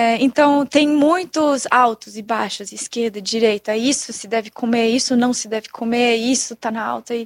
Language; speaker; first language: Portuguese; non-native, fluent; German